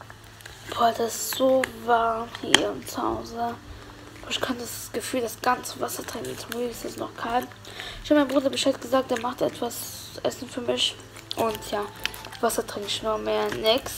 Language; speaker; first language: German; early bilingual, other home language; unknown